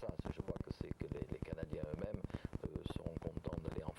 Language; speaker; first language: French; native; French